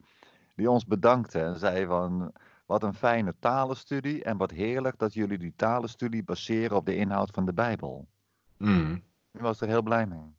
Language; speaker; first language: Dutch; native; Dutch